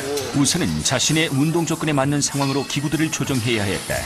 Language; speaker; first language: Korean; native; Korean